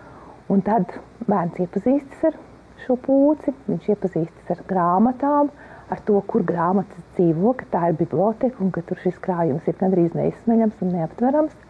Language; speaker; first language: Latvian; native; Latvian